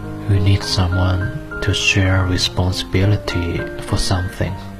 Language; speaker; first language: English; non-native, learner; Chinese